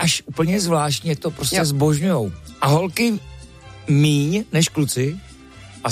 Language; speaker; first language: Czech; native; Czech